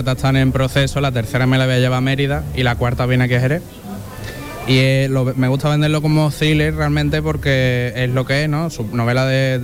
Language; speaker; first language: Spanish; native; Spanish